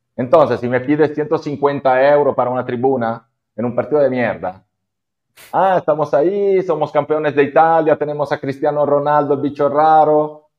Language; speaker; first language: Spanish; non-native, fluent; Italian